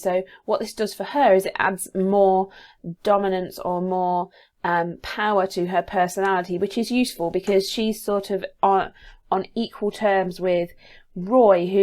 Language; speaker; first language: English; native; English